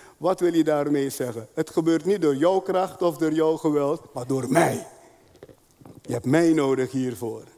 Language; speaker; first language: Dutch; non-native, fluent; Spanish